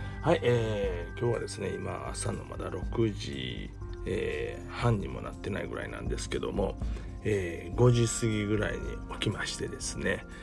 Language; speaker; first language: Japanese; native; Japanese